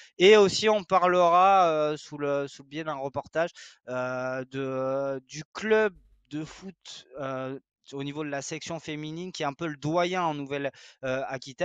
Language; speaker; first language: French; native; French